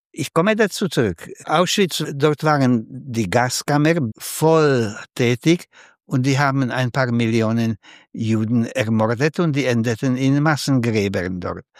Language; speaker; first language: German; non-native, fluent; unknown